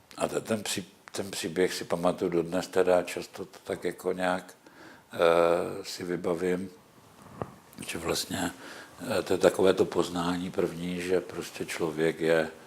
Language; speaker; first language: Czech; native; Czech